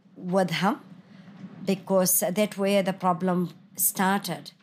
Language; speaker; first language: English; non-native, fluent; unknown